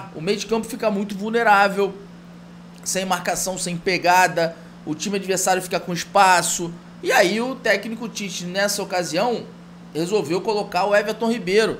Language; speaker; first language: Portuguese; native; Portuguese